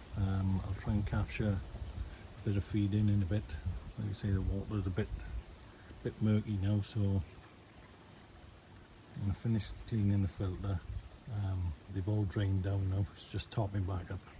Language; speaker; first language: English; native; English